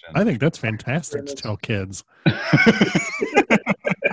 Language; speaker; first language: English; native; English